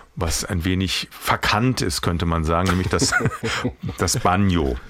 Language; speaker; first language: German; native; German